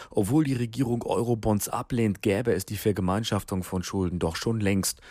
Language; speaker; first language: German; native; German